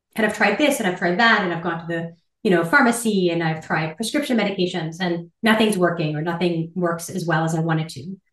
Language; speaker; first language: English; native; English